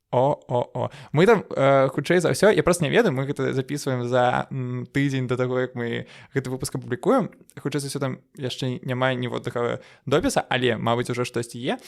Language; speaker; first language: Belarusian; non-native, local second language; Russian